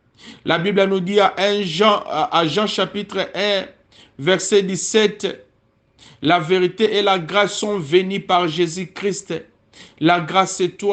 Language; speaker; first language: French; non-native, local second language; Lingala